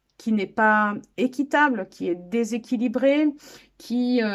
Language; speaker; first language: French; native; French